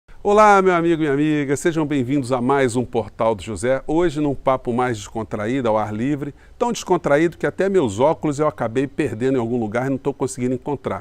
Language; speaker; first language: Portuguese; native; Portuguese